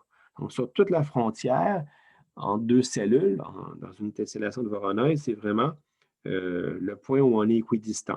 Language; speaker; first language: French; native; French